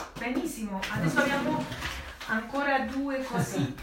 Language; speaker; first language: Italian; non-native, learner; Spanish